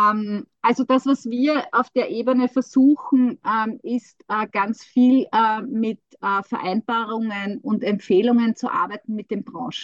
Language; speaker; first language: German; native; German